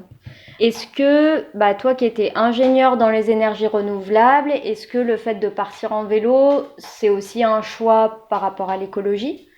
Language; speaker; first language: French; native; French